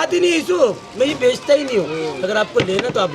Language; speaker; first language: Hindi; non-native, local second language; Bangla